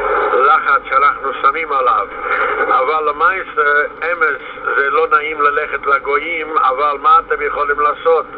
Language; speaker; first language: Hebrew; non-native, fluent; Yiddish